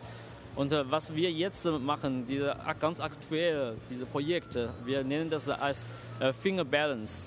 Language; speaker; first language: German; non-native, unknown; Chinese